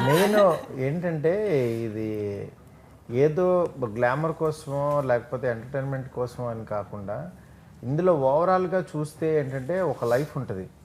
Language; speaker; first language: Telugu; native; Telugu